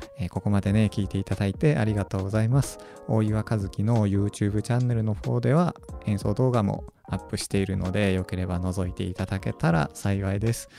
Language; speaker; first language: Japanese; native; Japanese